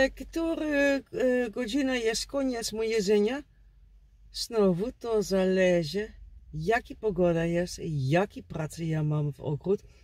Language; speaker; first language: Polish; non-native, learner; Dutch